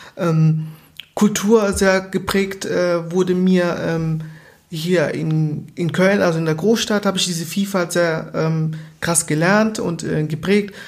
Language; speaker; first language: German; early bilingual, other home language; Portuguese